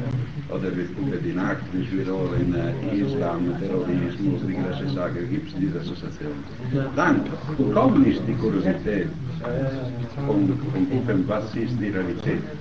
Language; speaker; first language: German; non-native, learner; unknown